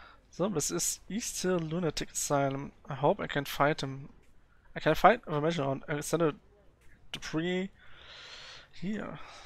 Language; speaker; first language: English; non-native, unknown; German